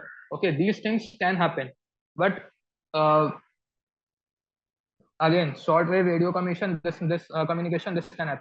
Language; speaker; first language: English; non-native, local second language; Hindi